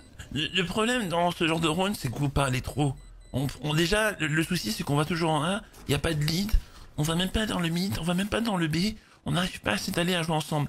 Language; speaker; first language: French; native; French